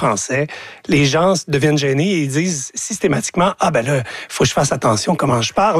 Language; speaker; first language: French; native; French